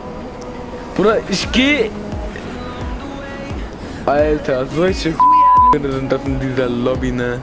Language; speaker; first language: German; native; German